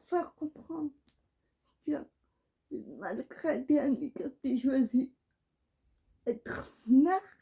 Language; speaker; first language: French; non-native, learner; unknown